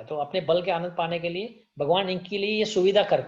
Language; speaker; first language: Hindi; native; Hindi